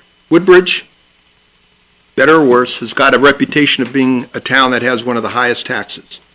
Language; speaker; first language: English; native; English